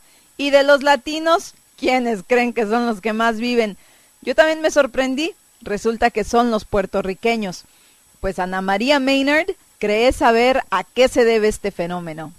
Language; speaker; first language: Spanish; native; Spanish